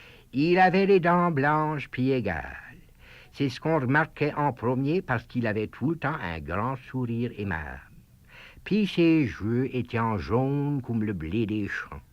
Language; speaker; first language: French; native; French